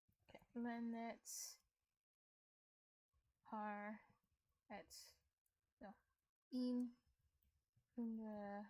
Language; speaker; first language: Danish; non-native, learner; English